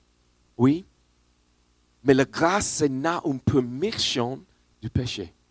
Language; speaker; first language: French; non-native, learner; English